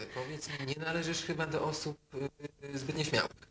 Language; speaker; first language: Polish; native; Polish